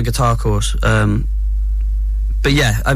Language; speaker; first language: English; native; English